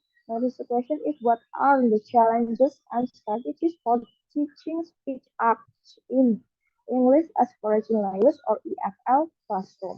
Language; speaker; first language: English; non-native, learner; Indonesian